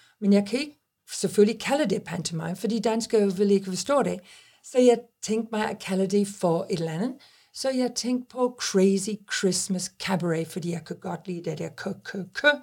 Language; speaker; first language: Danish; non-native, fluent; English